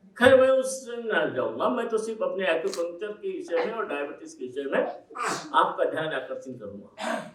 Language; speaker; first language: Hindi; native; Hindi